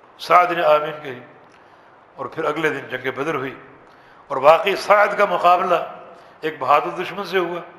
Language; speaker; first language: Urdu; native; Urdu